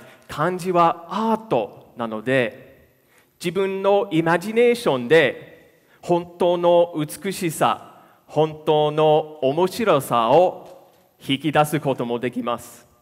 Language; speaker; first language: Japanese; non-native, fluent; English